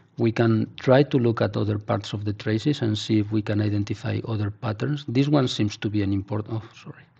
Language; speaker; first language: English; non-native, fluent; Spanish